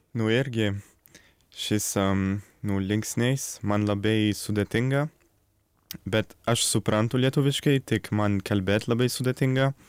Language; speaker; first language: Lithuanian; early bilingual, heritage; German